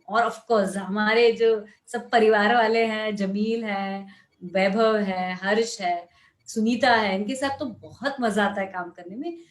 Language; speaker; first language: Hindi; non-native, local second language; Marathi